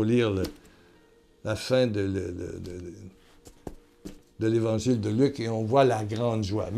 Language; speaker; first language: French; native; French